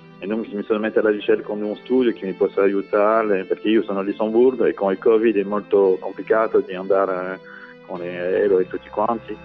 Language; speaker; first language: Italian; non-native, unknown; French